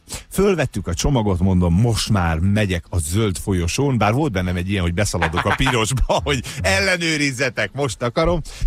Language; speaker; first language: Hungarian; native; Hungarian